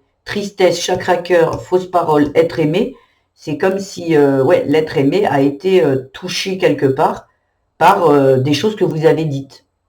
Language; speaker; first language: French; native; French